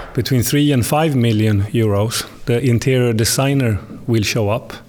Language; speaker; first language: English; non-native, fluent; Swedish